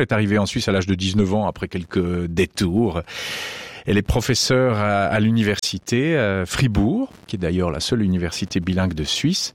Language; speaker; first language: French; native; French